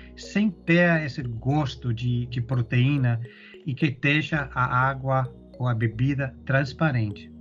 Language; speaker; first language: Portuguese; non-native, fluent; Danish